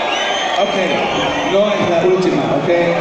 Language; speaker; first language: Spanish; non-native, fluent; German